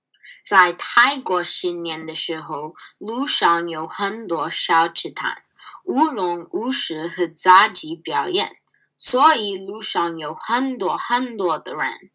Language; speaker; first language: Chinese; non-native, learner; English